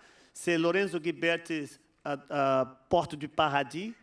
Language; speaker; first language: French; non-native, fluent; Portuguese